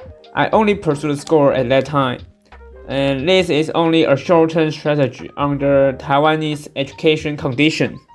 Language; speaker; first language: English; non-native, fluent; Chinese